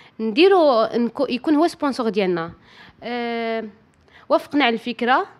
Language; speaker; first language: Arabic; native; Arabic